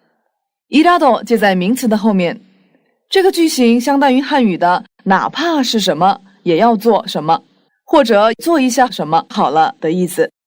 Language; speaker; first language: Chinese; non-native, fluent; Korean